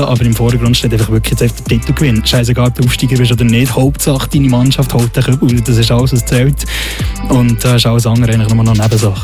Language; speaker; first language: German; native; German